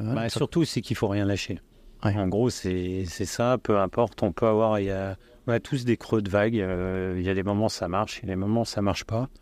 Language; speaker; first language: French; native; French